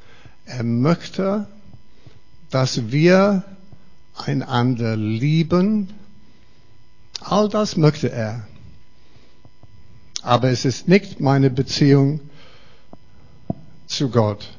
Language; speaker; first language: German; non-native, fluent; English